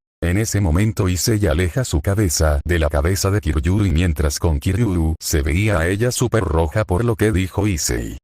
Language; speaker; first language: Spanish; native; Spanish